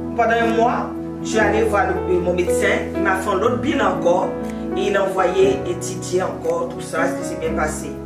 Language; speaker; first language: French; non-native, local second language; Haitian Creole